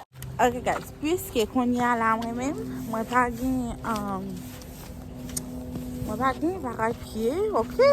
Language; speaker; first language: French; non-native, learner; Haitian Creole